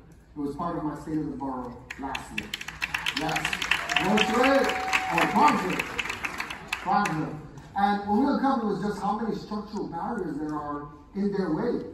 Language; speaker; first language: English; native; English